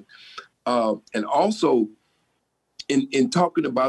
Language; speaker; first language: English; native; English